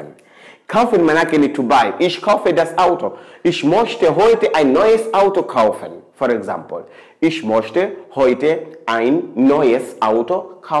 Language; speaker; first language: German; non-native, learner; Swahili